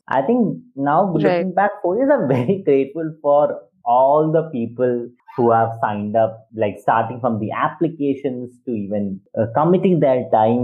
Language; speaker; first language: English; non-native, local second language; Malayalam